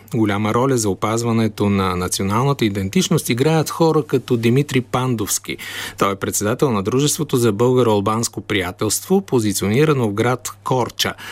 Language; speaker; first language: Bulgarian; native; Bulgarian